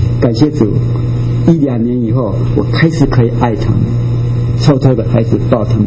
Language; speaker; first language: Chinese; non-native, local second language; Japanese